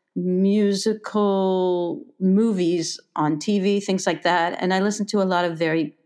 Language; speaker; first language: English; native; English